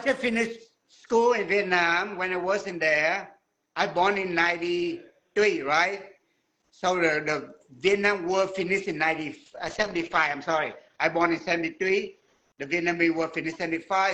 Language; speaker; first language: English; non-native, learner; Vietnamese